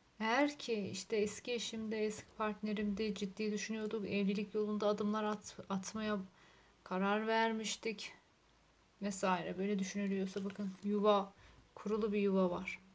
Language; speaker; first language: Turkish; native; Turkish